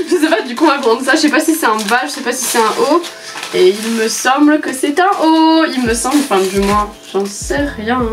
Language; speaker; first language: French; native; French